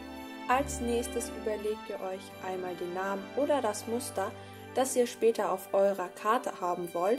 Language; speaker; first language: German; native; German